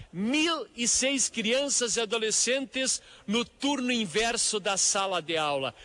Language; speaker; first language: Portuguese; native; Portuguese